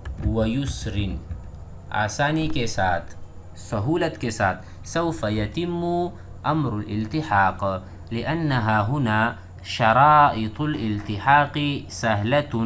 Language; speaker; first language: Arabic; non-native, fluent; Urdu